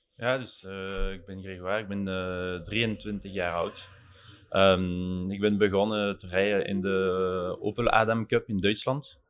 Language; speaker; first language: Dutch; non-native, fluent; Luxembourgish